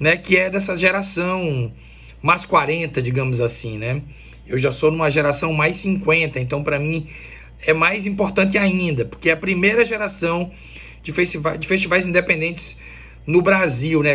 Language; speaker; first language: Portuguese; native; Portuguese